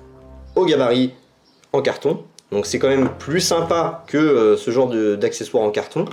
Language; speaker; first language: French; native; French